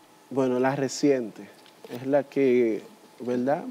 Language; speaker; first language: Spanish; native; Spanish